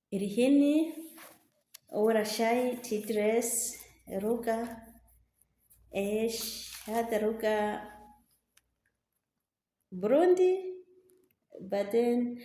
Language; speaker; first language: Arabic; non-native, learner; Rundi